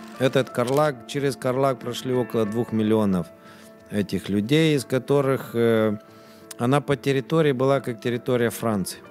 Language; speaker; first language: Russian; non-native, local second language; Romanian